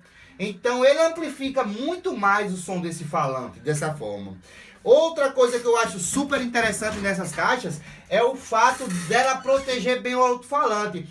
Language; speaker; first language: Portuguese; native; Portuguese